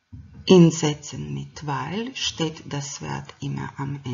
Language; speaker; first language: German; non-native, fluent; Croatian